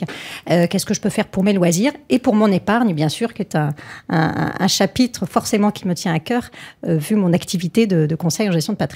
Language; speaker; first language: French; native; French